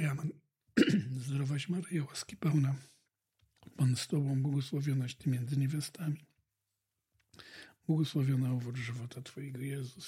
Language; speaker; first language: Polish; native; Polish